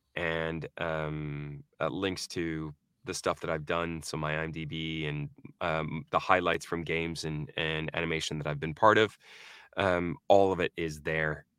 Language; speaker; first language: English; early bilingual, other home language; Norwegian